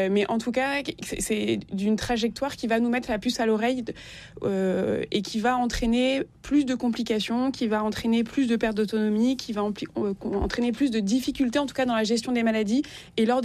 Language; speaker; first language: French; native; French